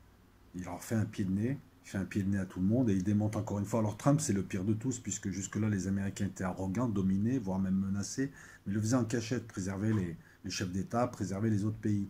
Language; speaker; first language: French; native; French